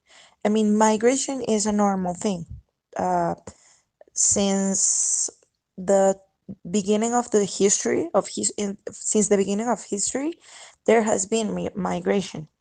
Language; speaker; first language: English; non-native, fluent; Spanish